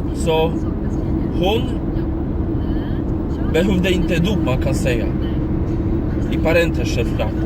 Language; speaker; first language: Swedish; non-native, learner; Polish